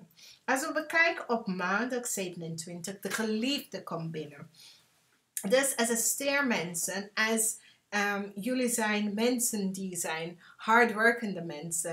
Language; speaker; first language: Dutch; non-native, learner; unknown